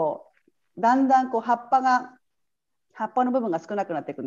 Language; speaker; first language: Japanese; native; Japanese